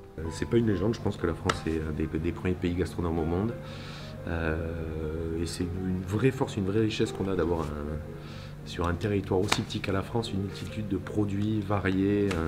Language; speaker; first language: French; native; French